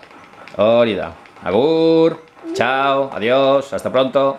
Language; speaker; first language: Spanish; native; Spanish